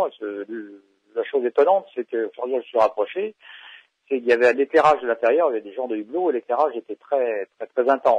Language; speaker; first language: French; native; French